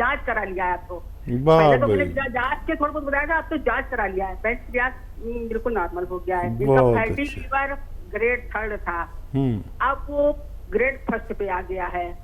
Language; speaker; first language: Hindi; native; Hindi